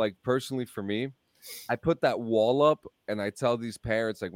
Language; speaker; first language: English; native; English